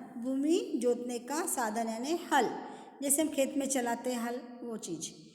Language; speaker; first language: Hindi; non-native, local second language; Marathi